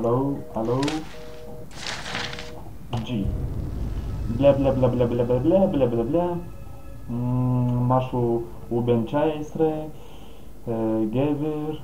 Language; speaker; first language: Hebrew; non-native, fluent; Russian